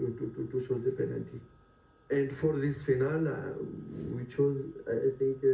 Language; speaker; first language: English; non-native, learner; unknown